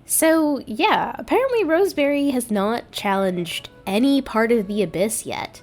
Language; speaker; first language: English; native; English